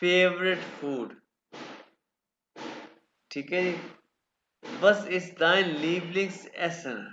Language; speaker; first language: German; non-native, fluent; Urdu